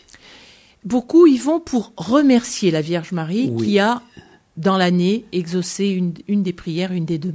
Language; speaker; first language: French; native; French